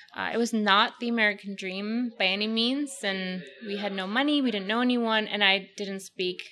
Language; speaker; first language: English; early bilingual, other home language; Russian